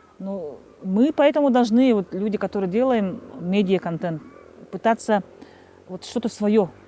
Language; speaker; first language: Russian; non-native, local second language; Yakut